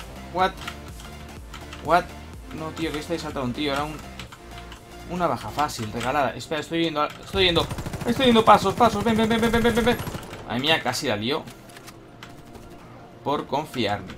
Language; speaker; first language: Spanish; native; Spanish